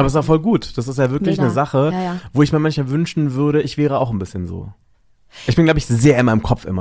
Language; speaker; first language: German; native; German